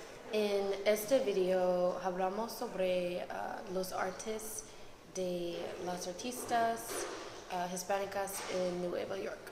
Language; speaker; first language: Spanish; non-native, learner; English